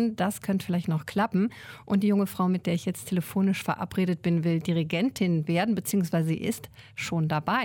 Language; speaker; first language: German; native; German